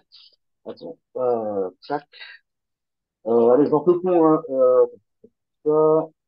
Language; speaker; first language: French; native; French